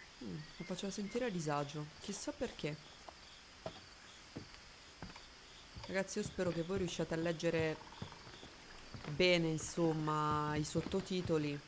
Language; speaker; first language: Italian; native; Italian